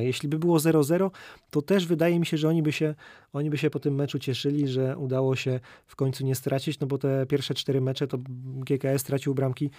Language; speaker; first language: Polish; native; Polish